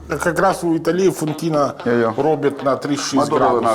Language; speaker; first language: Ukrainian; non-native, learner; Italian